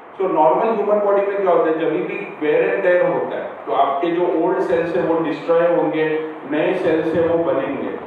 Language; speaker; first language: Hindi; non-native, local second language; Marathi